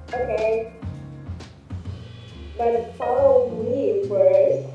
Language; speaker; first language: English; non-native, learner; Bosnian